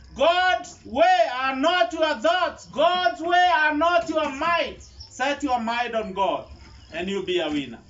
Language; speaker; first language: English; non-native, local second language; Kikuyu